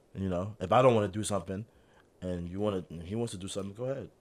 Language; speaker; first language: English; native; English